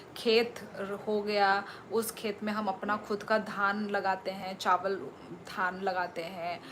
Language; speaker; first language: Hindi; non-native, local second language; Kok Borok